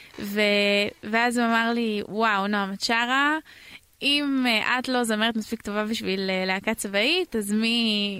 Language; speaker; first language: Hebrew; native; Hebrew